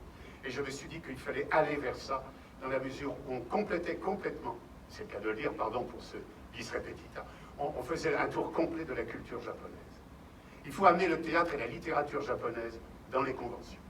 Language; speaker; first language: French; native; French